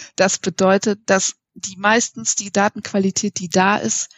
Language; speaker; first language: German; native; German